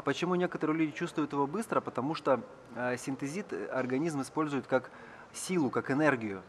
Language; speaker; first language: Russian; native; Russian